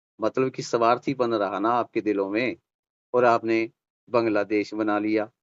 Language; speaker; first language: Hindi; native; Hindi